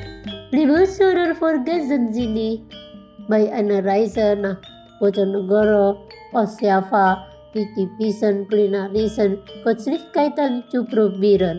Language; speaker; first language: German; non-native, fluent; Indonesian